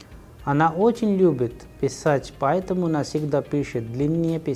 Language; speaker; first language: Russian; non-native, fluent; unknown